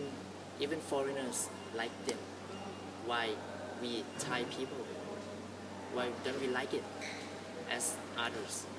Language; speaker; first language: English; non-native, learner; Thai